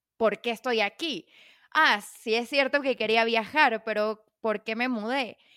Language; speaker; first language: Spanish; native; Spanish